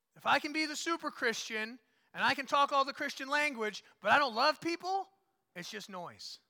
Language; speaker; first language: English; native; English